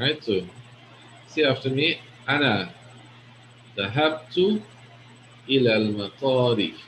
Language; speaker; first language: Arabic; non-native, fluent; English